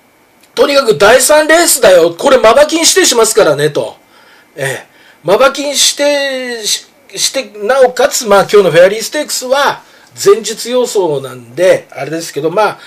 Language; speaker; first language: Japanese; native; Japanese